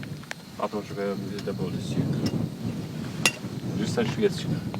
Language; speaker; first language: French; non-native, learner; Arabic